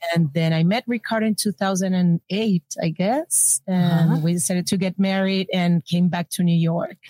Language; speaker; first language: English; non-native, fluent; Spanish